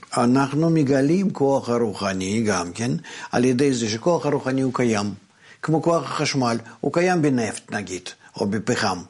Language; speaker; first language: Hebrew; non-native, fluent; Russian